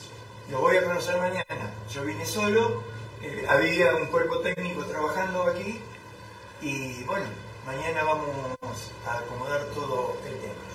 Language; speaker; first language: Spanish; native; Spanish